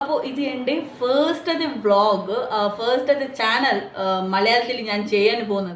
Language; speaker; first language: Malayalam; non-native, local second language; Tulu